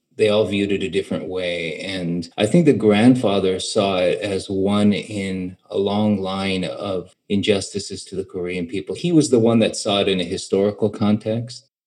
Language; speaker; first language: English; native; English